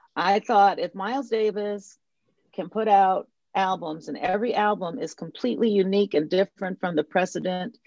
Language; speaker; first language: English; native; English